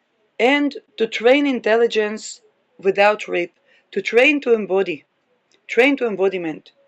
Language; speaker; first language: English; non-native, fluent; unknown